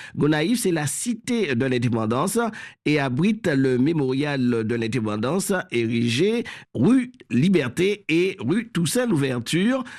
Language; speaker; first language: French; native; French